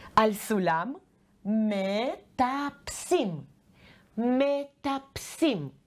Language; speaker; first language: Hebrew; non-native, fluent; Ukrainian